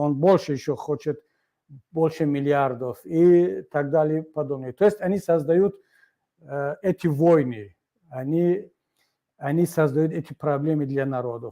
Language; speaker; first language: Russian; non-native, local second language; Tajik